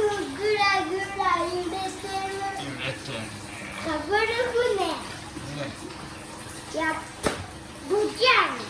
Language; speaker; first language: Japanese; native; Japanese